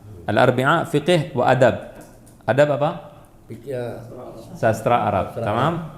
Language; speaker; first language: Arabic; non-native, fluent; Indonesian